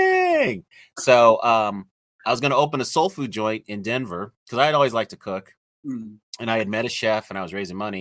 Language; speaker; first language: English; native; English